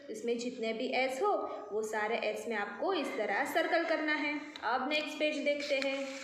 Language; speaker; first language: Hindi; non-native, local second language; Gujarati